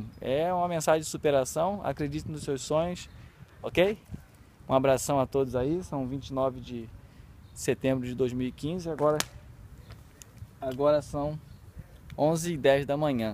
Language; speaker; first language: Portuguese; native; Portuguese